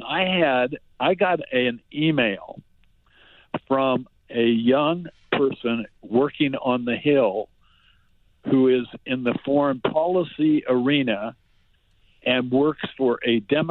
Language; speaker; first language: English; native; English